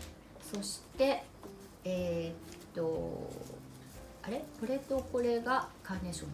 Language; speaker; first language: Japanese; native; Japanese